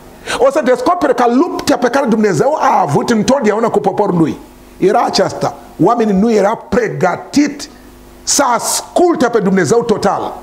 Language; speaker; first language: Romanian; non-native, learner; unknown